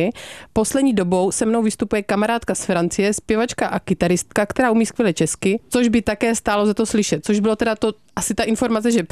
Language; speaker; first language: Czech; native; Czech